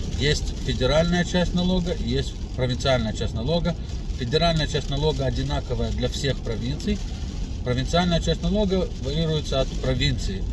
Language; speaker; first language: Russian; native; Russian